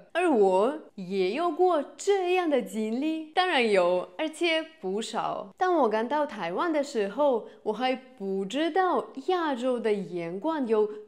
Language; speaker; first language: Chinese; non-native, fluent; Russian